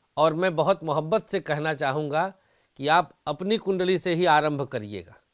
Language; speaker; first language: Hindi; native; Hindi